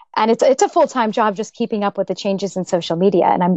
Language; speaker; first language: English; native; English